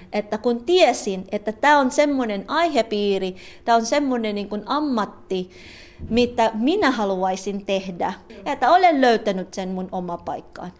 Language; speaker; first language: Finnish; non-native, fluent; Filipino